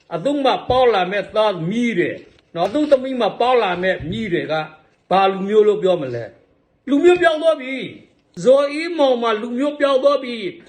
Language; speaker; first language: Burmese; native; Burmese